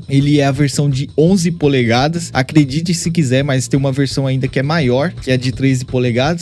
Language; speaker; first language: Portuguese; native; Portuguese